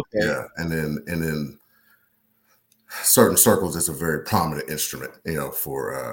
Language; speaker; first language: English; native; English